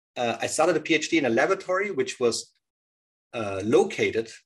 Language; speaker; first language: English; non-native, fluent; German